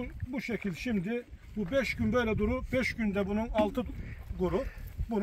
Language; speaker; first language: Turkish; native; Turkish